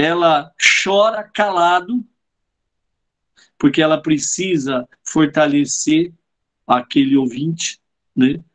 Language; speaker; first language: Portuguese; native; Portuguese